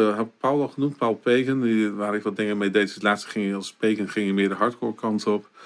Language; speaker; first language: Dutch; native; Dutch